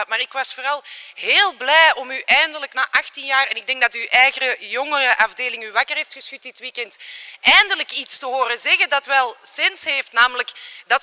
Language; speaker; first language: Dutch; native; Dutch